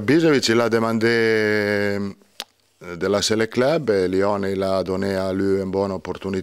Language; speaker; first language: French; non-native, learner; Italian